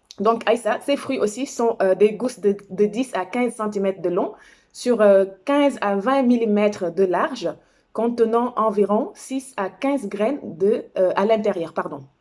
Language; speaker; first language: French; non-native, local second language; Wolof